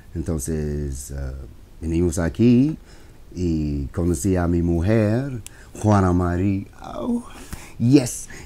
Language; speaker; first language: Spanish; non-native, learner; English